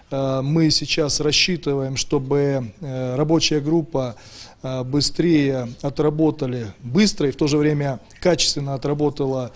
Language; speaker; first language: Russian; native; Russian